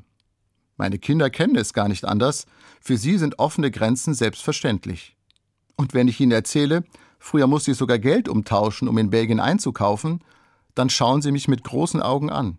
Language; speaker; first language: German; native; German